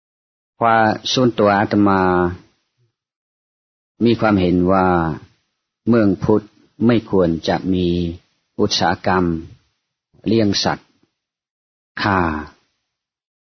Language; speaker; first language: Thai; non-native, fluent; English